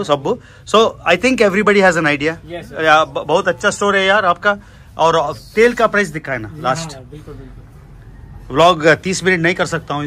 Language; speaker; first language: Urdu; non-native, local second language; Telugu